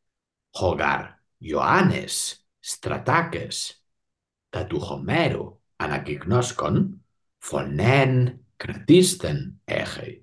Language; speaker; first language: Greek; non-native, learner; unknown